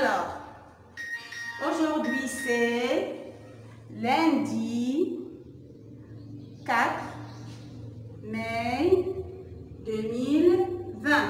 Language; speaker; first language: French; non-native, local second language; Arabic